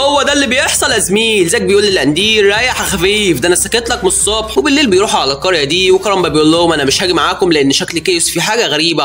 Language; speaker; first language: Arabic; native; Arabic